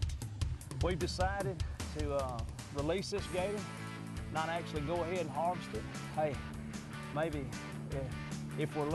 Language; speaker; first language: English; native; English